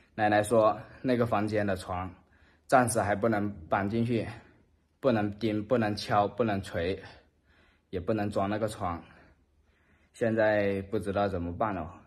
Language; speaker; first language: Chinese; non-native, local second language; Cantonese